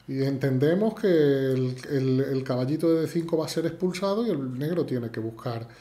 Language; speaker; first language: Spanish; native; Spanish